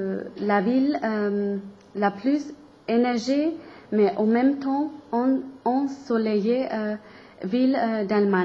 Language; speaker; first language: French; non-native, learner; German